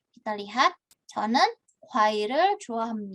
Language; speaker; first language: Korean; non-native, fluent; Indonesian